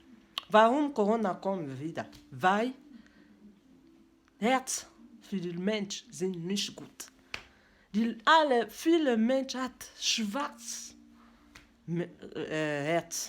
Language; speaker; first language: German; non-native, learner; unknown